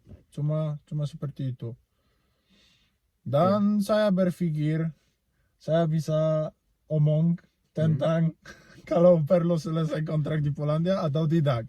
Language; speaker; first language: Indonesian; non-native, learner; Polish